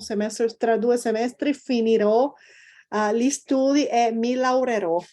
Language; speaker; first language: Italian; non-native, fluent; Spanish